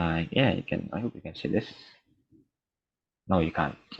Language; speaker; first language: English; non-native, fluent; Indonesian